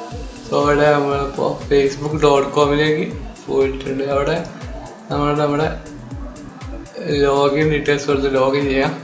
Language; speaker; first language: Malayalam; native; Malayalam